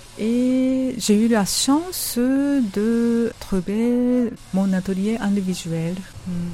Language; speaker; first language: French; non-native, fluent; Japanese